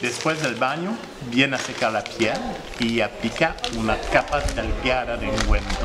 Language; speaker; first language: Spanish; non-native, learner; French